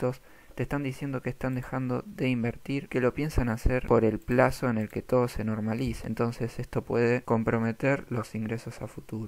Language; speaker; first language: Spanish; native; Spanish